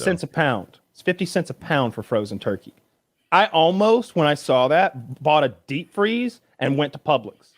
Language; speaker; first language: English; native; English